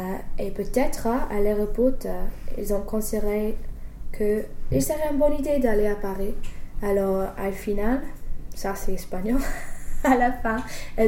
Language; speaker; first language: French; non-native, fluent; English